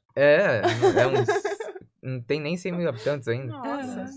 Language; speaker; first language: Portuguese; native; Portuguese